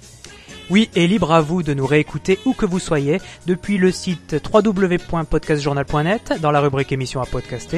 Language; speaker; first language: French; native; French